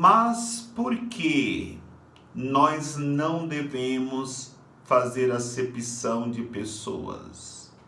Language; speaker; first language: Portuguese; native; Portuguese